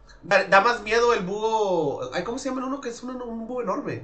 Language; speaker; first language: Spanish; native; Spanish